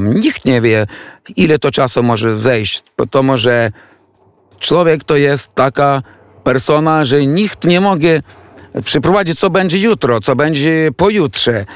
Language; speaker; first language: Polish; non-native, fluent; Ukrainian